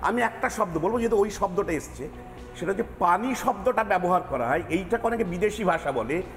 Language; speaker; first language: Bangla; native; Bangla